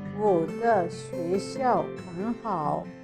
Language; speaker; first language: Chinese; non-native, fluent; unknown